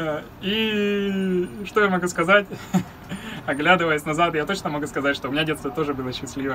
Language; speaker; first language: Russian; native; Russian